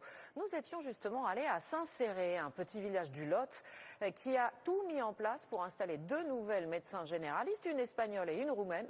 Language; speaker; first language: French; native; French